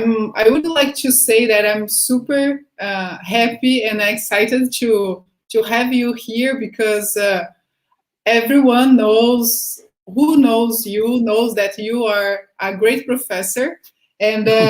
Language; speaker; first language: English; non-native, fluent; Portuguese